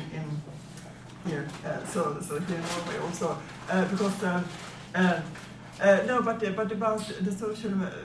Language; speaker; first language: English; non-native, fluent; Swedish